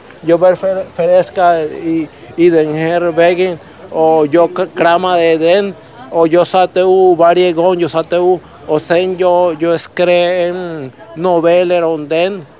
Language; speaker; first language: Swedish; early bilingual, other home language; Spanish